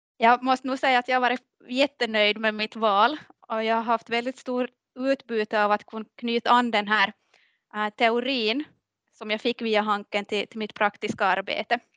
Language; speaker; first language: Swedish; native; Swedish